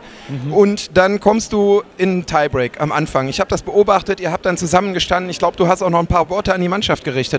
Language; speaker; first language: German; native; German